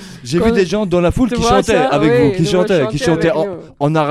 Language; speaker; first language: French; native; French